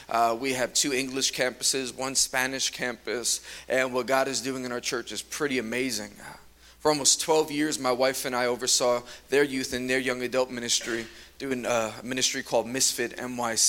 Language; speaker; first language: English; native; English